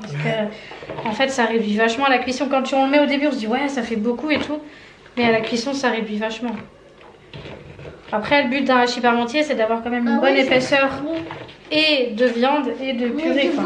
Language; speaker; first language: French; native; French